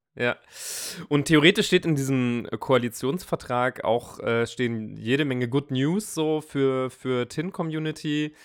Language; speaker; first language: German; non-native, fluent; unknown